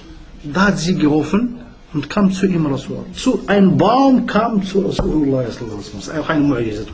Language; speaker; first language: German; non-native, learner; Arabic